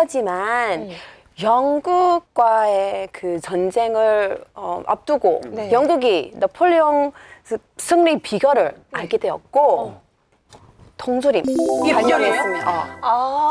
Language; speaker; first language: Korean; non-native, fluent; English